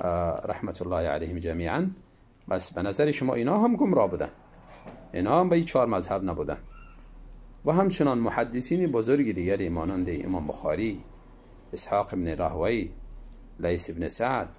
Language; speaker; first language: Persian; native; Persian